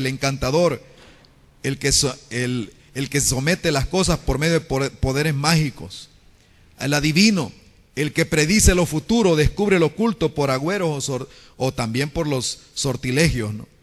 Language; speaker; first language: Spanish; native; Spanish